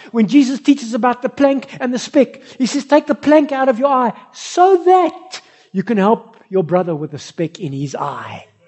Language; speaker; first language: English; non-native, local second language; Afrikaans